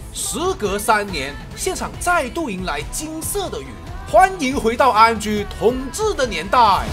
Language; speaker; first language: Chinese; native; Chinese